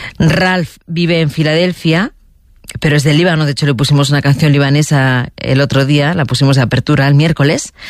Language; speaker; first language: Spanish; native; Spanish